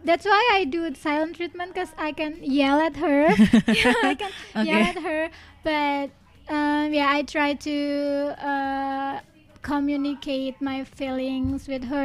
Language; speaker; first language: English; non-native, learner; Indonesian